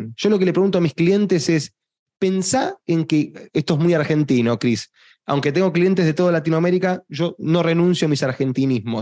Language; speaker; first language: Spanish; native; Spanish